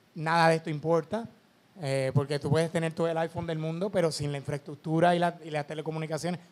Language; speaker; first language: Spanish; native; Spanish